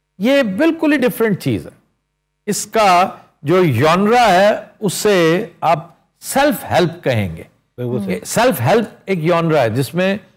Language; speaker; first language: Urdu; native; Urdu